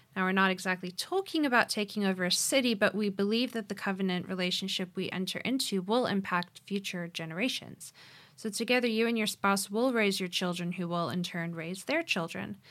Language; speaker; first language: English; native; English